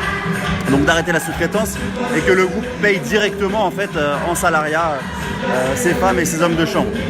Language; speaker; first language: French; native; French